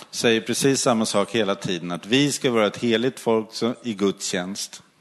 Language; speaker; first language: Swedish; native; Swedish